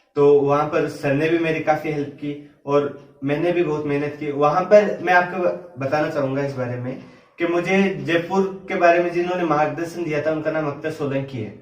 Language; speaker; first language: Hindi; native; Hindi